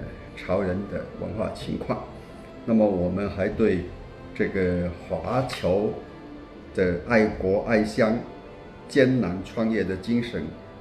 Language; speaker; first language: Chinese; non-native, local second language; Min Nan Chinese